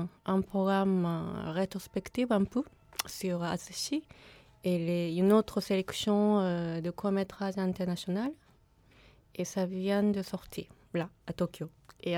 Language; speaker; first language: French; non-native, fluent; Japanese